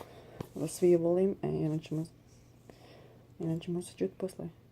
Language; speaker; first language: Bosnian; early bilingual, heritage; Bosnian